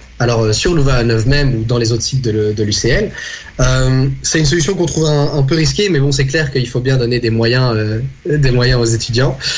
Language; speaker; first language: French; native; French